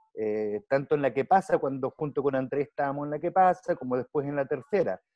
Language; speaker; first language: Spanish; early bilingual, heritage; Spanish